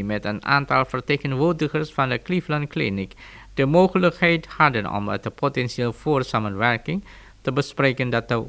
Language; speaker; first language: Dutch; non-native, fluent; Indonesian